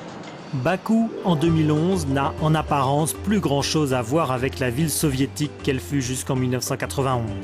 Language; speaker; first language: French; native; French